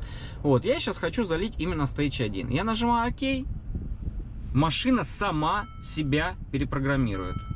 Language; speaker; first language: Russian; native; Russian